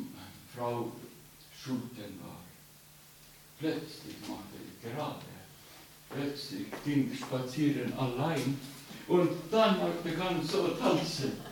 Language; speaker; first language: German; non-native, fluent; Estonian